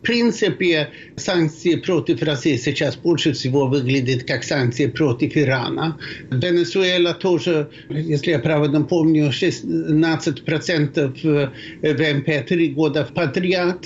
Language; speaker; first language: Russian; non-native, fluent; Swedish